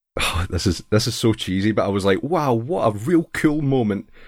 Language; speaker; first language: English; native; English